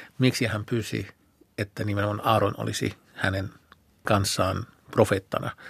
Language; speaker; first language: Finnish; non-native, fluent; Arabic